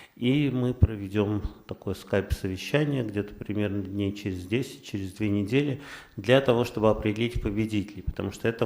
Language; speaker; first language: Russian; native; Russian